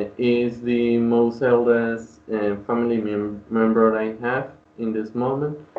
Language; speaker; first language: English; non-native, learner; Spanish